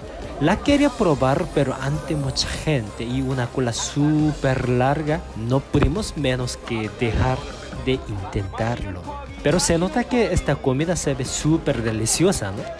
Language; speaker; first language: Spanish; non-native, fluent; Korean